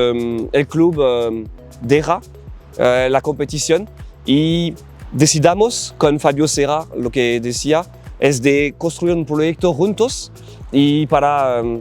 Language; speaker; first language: Spanish; non-native, learner; French